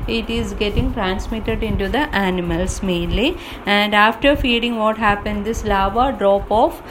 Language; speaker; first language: English; non-native, local second language; Malayalam